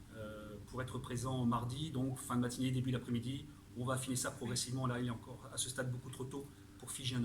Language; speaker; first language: French; native; French